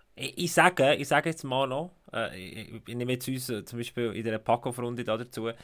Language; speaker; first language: German; native; German